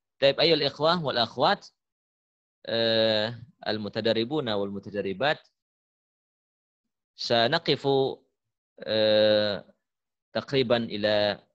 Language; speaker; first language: Arabic; non-native, fluent; Indonesian